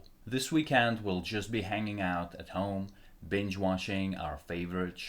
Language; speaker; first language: English; non-native, fluent; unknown